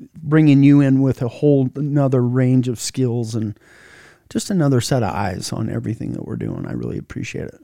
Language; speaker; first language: English; native; English